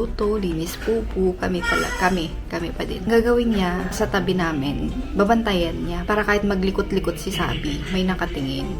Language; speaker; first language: Filipino; native; Filipino